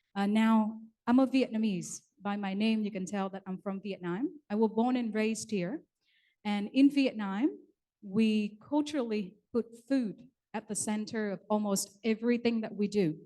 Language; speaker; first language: English; non-native, local second language; Vietnamese